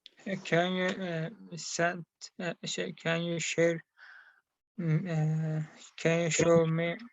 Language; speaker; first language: English; non-native, learner; Turkish